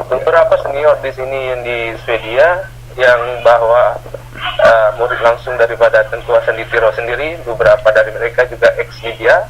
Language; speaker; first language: Indonesian; non-native, local second language; Achinese